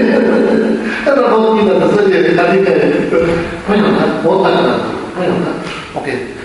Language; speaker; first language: Russian; non-native, learner; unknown